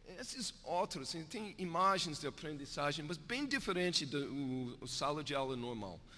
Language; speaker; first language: Portuguese; non-native, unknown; English